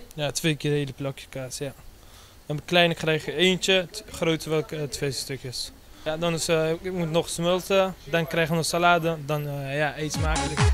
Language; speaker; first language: Dutch; non-native, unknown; Turkish